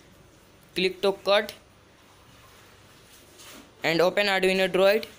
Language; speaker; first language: English; non-native, learner; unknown